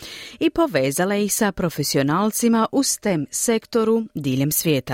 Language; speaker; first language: Serbian; native; Serbian